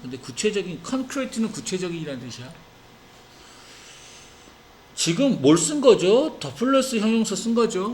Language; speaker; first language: Korean; native; Korean